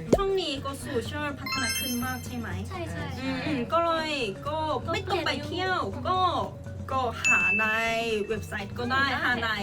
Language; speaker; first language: Thai; non-native, fluent; Korean